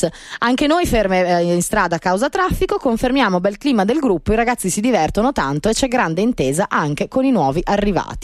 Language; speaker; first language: Italian; native; Italian